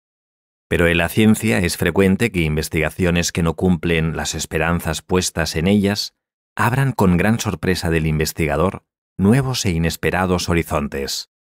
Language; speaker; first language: Spanish; native; Spanish